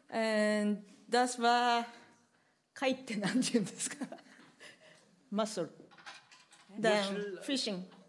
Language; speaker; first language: German; non-native, learner; Japanese